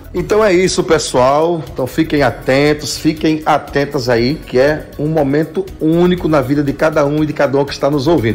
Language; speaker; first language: Portuguese; native; Portuguese